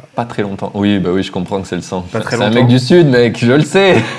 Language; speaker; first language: French; native; French